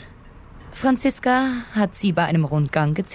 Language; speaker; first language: German; native; German